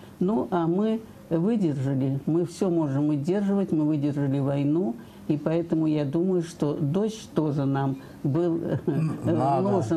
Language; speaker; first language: Russian; native; Russian